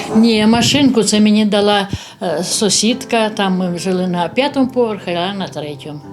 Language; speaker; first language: Ukrainian; native; Ukrainian